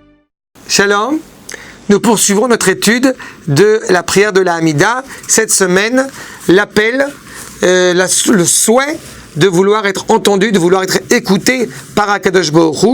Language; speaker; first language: French; native; French